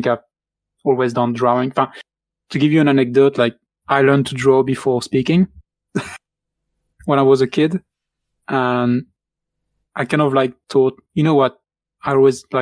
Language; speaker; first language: English; non-native, fluent; French